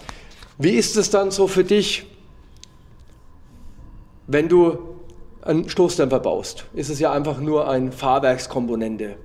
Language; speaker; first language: German; native; German